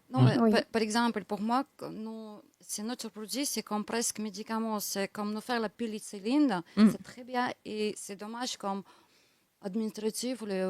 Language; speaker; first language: French; non-native, learner; Russian